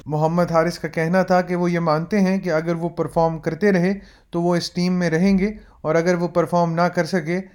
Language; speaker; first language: Urdu; native; Urdu